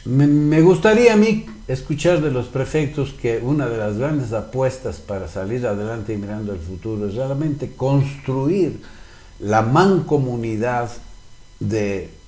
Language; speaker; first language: Spanish; native; Spanish